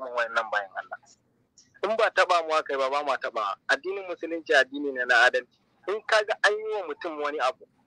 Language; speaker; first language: Hausa; native; Hausa